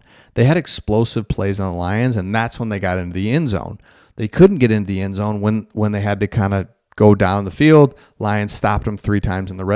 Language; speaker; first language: English; native; English